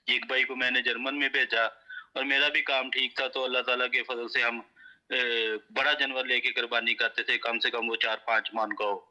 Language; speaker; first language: Urdu; non-native, local second language; Punjabi